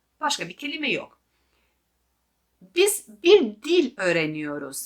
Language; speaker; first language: Turkish; non-native, fluent; Albanian